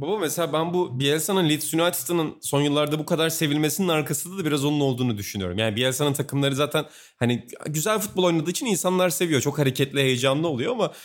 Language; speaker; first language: Turkish; native; Turkish